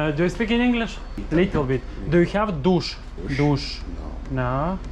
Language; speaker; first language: English; non-native, learner; Lithuanian